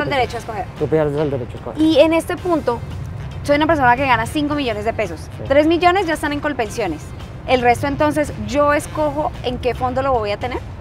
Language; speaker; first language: Spanish; native; Spanish